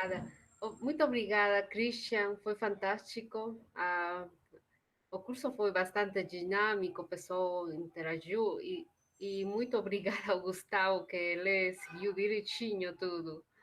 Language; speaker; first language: Portuguese; non-native, fluent; Spanish